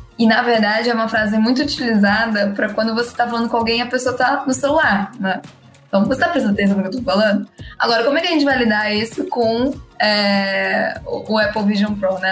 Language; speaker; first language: Portuguese; native; Portuguese